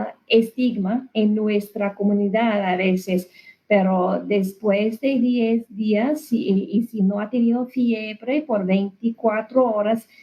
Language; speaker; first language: Spanish; non-native, learner; English